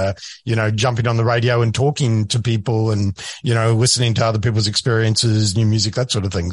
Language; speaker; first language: English; native; English